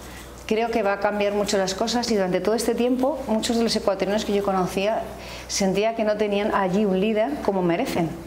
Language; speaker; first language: Spanish; native; Spanish